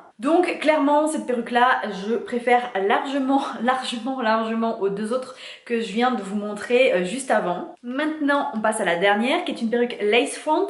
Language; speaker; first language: French; native; French